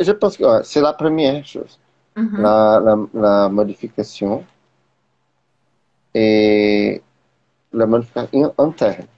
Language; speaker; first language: French; non-native, learner; Portuguese